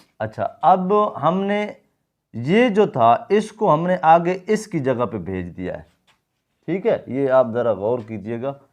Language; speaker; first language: Urdu; non-native, local second language; Saraiki